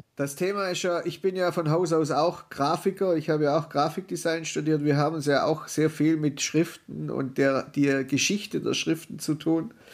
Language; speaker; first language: German; native; German